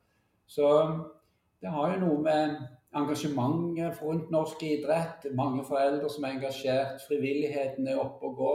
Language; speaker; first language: Norwegian; native; Norwegian